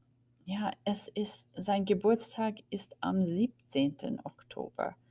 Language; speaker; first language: German; non-native, fluent; English